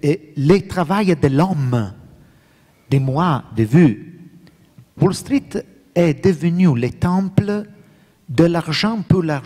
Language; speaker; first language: French; non-native, learner; Italian